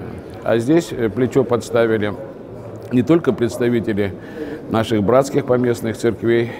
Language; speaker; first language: Russian; native; Russian